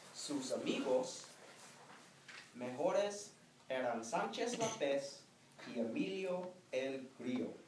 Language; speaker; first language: Spanish; non-native, fluent; English